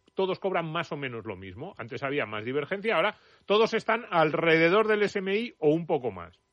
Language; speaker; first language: Spanish; native; Spanish